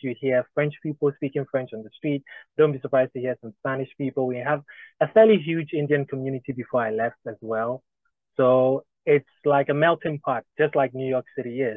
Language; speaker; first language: English; non-native, local second language; Ga